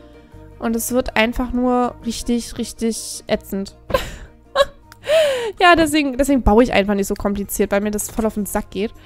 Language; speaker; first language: German; native; German